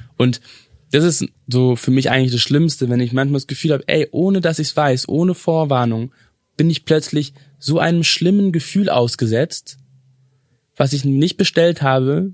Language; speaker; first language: German; early bilingual, other home language; English